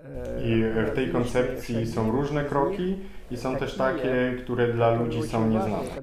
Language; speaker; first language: Polish; non-native, fluent; Russian